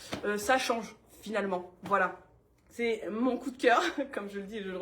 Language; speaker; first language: French; native; French